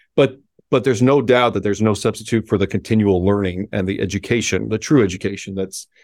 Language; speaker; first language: English; early bilingual, other home language; Spanish